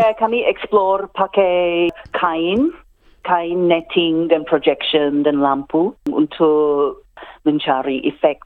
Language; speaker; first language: Indonesian; non-native, fluent; English